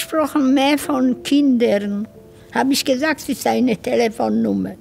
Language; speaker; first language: German; non-native, fluent; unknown